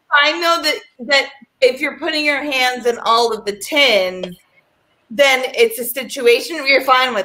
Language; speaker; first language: English; native; English